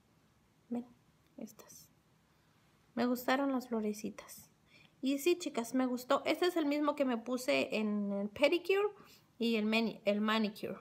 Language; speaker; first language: Spanish; native; Spanish